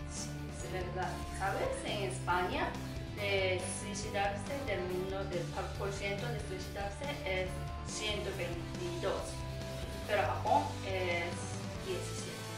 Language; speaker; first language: Spanish; non-native, learner; Japanese